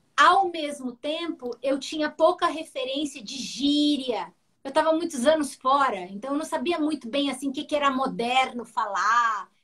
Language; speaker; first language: Portuguese; early bilingual, heritage; Portuguese